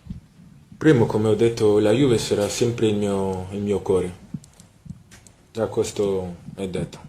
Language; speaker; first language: Italian; non-native, fluent; French